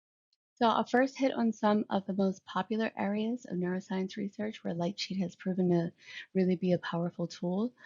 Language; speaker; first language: English; native; English